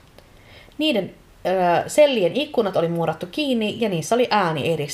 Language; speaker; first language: Finnish; native; Finnish